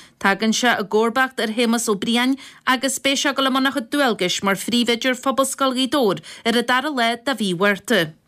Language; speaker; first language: Irish; native; Irish